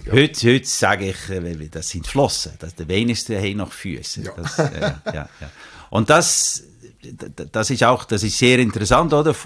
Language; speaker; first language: German; native; German